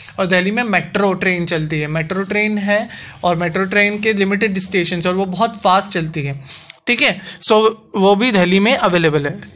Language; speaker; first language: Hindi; non-native, local second language; Gujarati